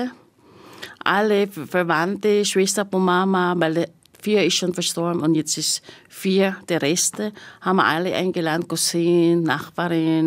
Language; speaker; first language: German; non-native, learner; Filipino